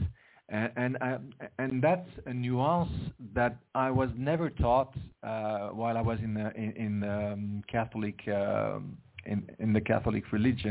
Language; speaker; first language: English; non-native, fluent; French